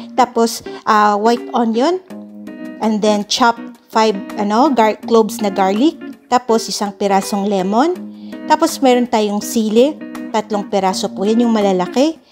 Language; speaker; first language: Filipino; non-native, local second language; Cebuano